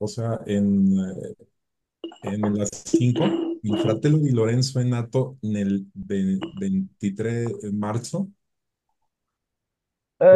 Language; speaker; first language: Italian; non-native, learner; Spanish